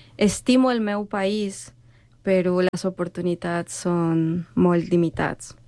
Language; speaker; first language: Catalan; non-native, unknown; Spanish